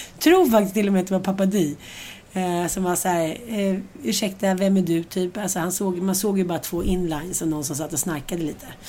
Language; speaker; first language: Swedish; native; Swedish